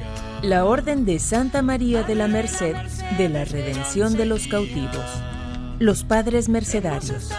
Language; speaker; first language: Spanish; native; Spanish